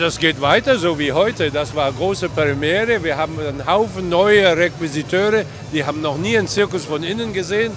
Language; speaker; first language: German; non-native, fluent; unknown